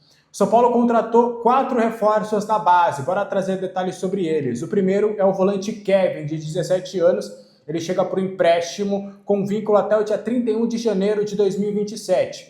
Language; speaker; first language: Portuguese; native; Portuguese